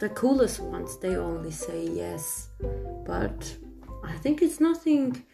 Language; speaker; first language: English; non-native, fluent; German